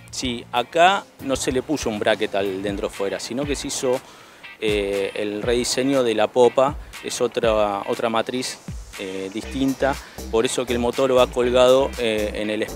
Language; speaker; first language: Spanish; native; Spanish